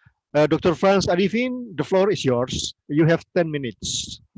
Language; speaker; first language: English; non-native, learner; Indonesian